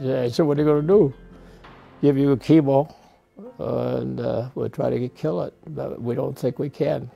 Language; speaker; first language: English; native; English